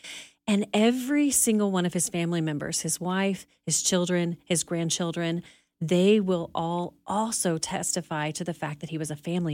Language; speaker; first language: English; native; English